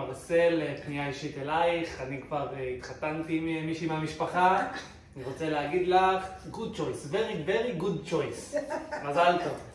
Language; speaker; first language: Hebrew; native; Hebrew